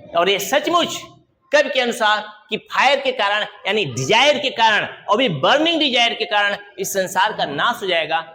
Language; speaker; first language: Hindi; native; Hindi